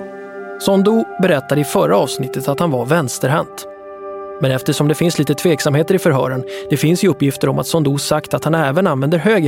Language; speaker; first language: Swedish; native; Swedish